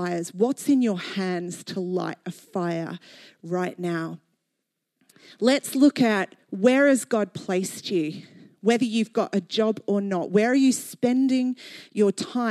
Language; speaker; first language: English; native; English